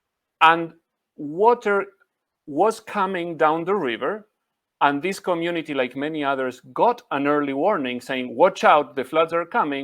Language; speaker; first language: English; non-native, fluent; Spanish